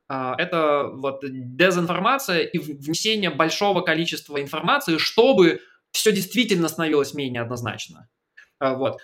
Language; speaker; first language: Russian; native; Russian